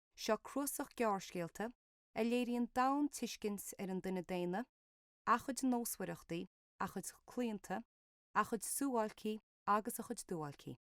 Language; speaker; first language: Irish; native; Irish